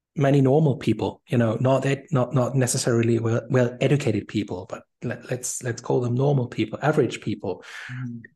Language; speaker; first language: English; non-native, fluent; German